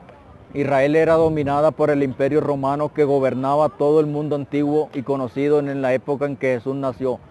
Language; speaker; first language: Spanish; native; Spanish